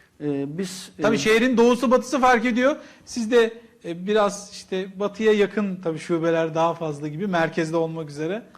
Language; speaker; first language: Turkish; native; Turkish